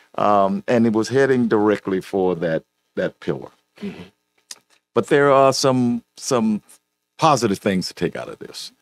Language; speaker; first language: English; native; English